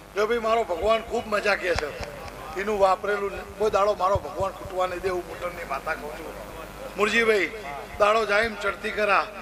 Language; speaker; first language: Gujarati; native; Gujarati